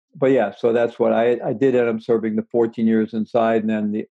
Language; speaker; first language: English; native; English